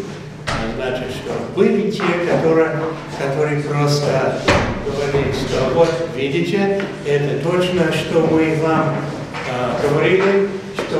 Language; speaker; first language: Russian; non-native, fluent; English